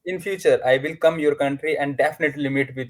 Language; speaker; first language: English; non-native, learner; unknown